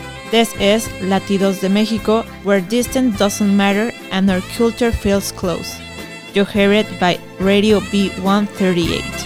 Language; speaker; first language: English; non-native, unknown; Spanish